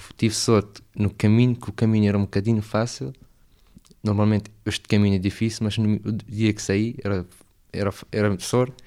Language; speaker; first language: Portuguese; non-native, learner; Arabic